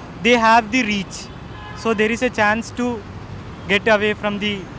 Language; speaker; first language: English; non-native, local second language; Malayalam